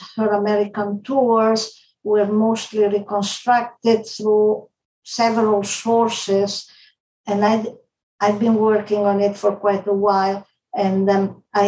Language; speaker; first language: English; non-native, fluent; Italian